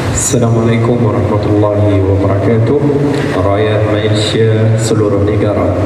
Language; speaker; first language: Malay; non-native, fluent; Arabic